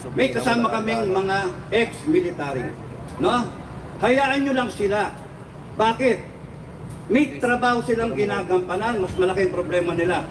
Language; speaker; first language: Filipino; native; Filipino